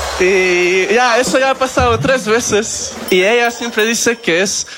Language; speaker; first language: Spanish; non-native, fluent; French